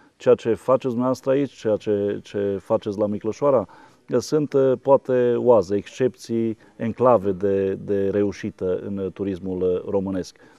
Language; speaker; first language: Romanian; native; Romanian